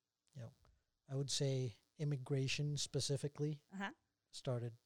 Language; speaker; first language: English; non-native, fluent; Spanish